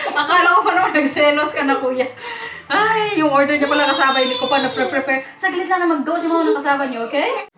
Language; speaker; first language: Filipino; non-native, local second language; Waray